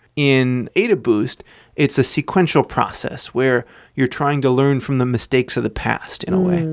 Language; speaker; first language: English; native; English